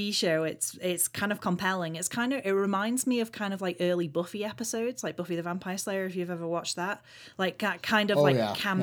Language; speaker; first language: English; native; English